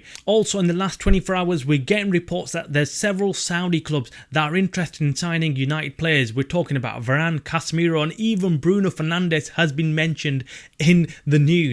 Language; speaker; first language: English; native; English